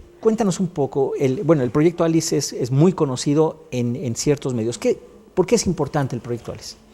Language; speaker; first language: Spanish; native; Spanish